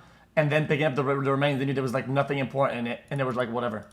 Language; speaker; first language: English; non-native, local second language; French